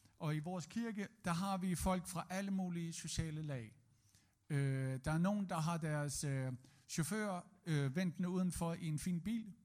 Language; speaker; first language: Danish; native; Danish